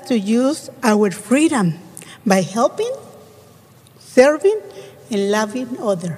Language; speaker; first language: English; non-native, learner; Spanish